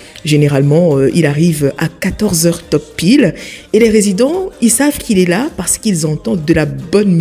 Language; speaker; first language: French; native; French